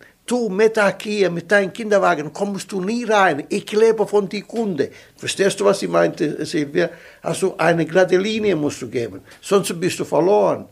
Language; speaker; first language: German; non-native, local second language; Italian